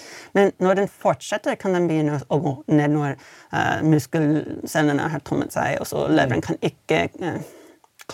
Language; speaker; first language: Swedish; non-native, fluent; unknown